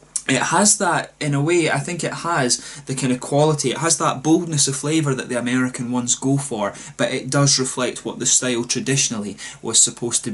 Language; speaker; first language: English; native; English